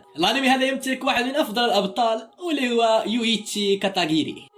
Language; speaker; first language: Arabic; native; Arabic